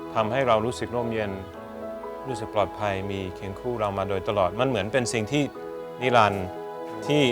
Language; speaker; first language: Thai; early bilingual, other home language; English